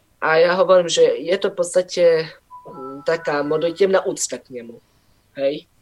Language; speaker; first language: Slovak; non-native, local second language; Rusyn